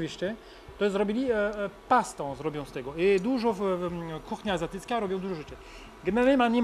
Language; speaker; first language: Polish; non-native, learner; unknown